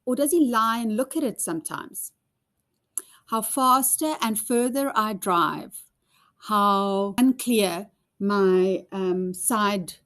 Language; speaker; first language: English; non-native, local second language; Afrikaans